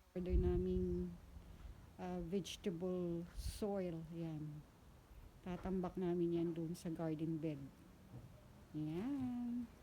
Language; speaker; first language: Filipino; native; Filipino